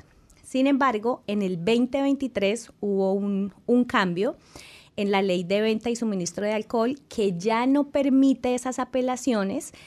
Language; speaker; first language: Spanish; native; Spanish